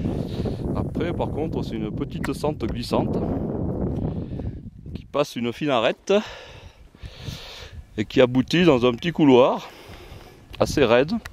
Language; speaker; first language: French; native; French